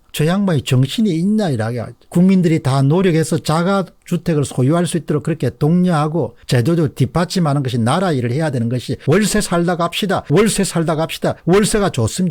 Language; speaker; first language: Korean; native; Korean